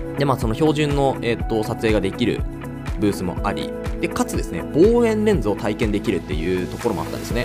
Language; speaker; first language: Japanese; native; Japanese